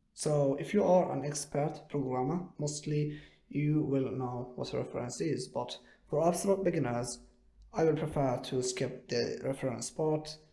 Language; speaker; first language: English; non-native, fluent; Arabic